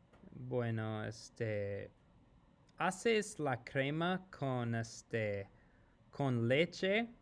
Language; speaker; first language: Spanish; non-native, fluent; English